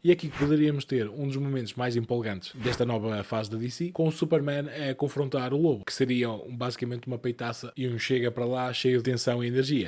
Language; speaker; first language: Portuguese; native; Portuguese